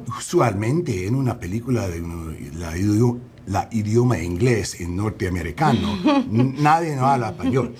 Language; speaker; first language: Spanish; early bilingual, heritage; English